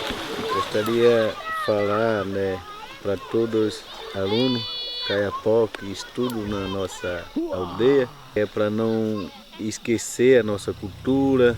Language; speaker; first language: Portuguese; non-native, local second language; Kayapó